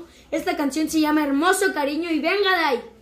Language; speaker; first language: Spanish; native; Spanish